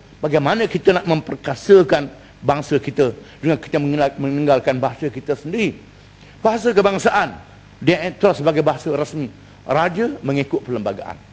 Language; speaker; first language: Malay; native; Malay